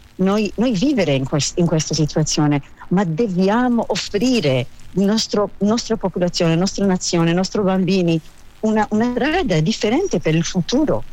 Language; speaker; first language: Italian; non-native, learner; Hebrew